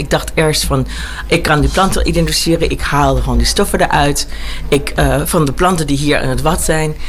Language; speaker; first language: Dutch; early bilingual, heritage; Dutch